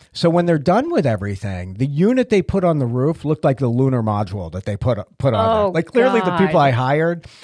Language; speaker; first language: English; native; English